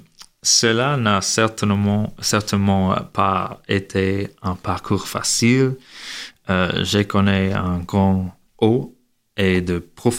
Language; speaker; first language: French; non-native, learner; English